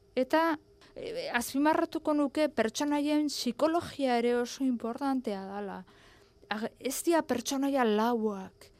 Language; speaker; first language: Basque; native; Basque